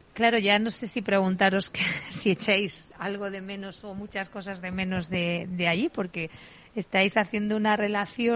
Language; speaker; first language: Spanish; native; Spanish